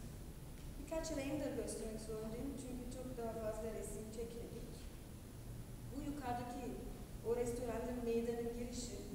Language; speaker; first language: Turkish; non-native, fluent; German